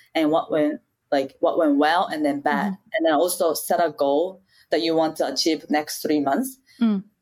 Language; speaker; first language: English; non-native, fluent; Japanese